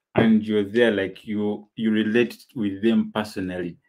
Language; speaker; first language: English; non-native, local second language; Ganda